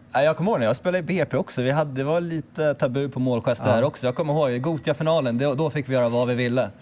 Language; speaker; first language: Swedish; native; Swedish